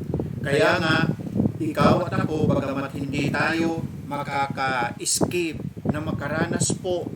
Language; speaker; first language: Filipino; native; Filipino